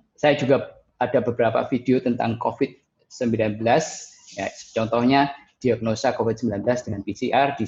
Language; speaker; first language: Indonesian; native; Indonesian